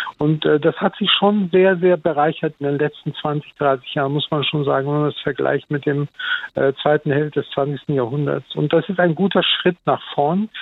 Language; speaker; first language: German; early bilingual, other home language; Turkish